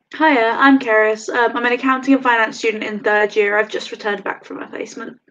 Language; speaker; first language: English; native; English